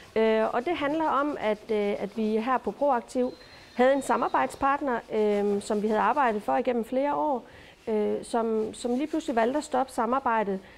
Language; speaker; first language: Danish; native; Danish